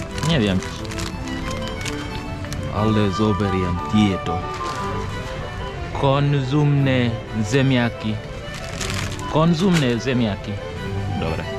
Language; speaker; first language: Slovak; non-native, learner; English